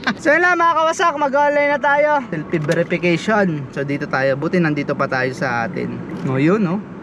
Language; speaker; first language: Filipino; native; Filipino